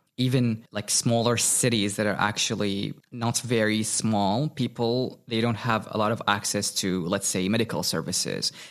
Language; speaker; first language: English; non-native, fluent; Arabic